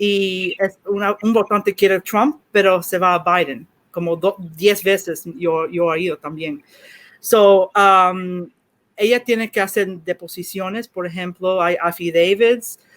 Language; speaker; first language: Spanish; early bilingual, heritage; Spanish